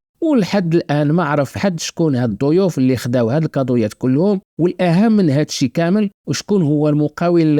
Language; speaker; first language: Arabic; native; Arabic